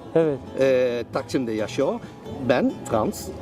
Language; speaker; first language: Turkish; non-native, learner; Dutch